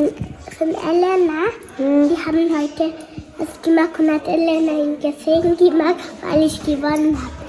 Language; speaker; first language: German; early bilingual, other home language; Telugu